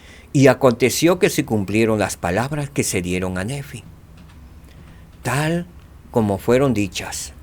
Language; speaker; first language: Spanish; native; Spanish